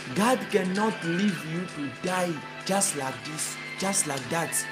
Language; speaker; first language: English; non-native, fluent; Lingala